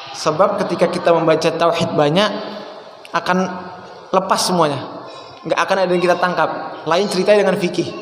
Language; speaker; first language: Indonesian; native; Indonesian